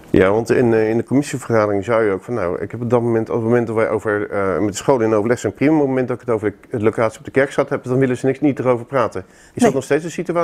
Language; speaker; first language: Dutch; native; Dutch